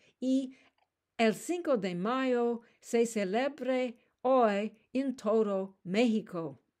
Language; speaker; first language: Spanish; non-native, learner; English